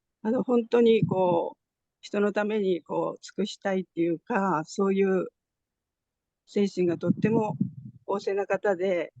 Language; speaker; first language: Japanese; native; Japanese